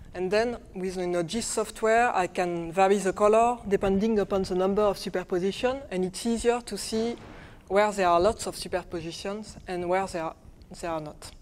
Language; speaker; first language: English; non-native, fluent; French